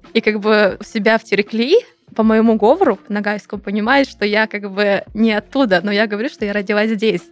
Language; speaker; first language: Russian; non-native, local second language; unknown